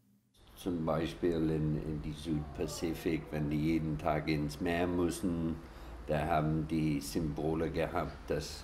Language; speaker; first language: German; non-native, fluent; English